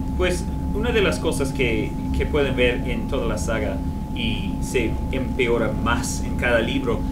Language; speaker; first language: Spanish; non-native, fluent; English